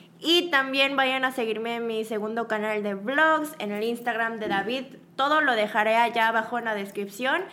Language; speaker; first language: Spanish; early bilingual, other home language; Korean